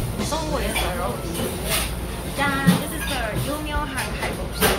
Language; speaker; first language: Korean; non-native, learner; Cantonese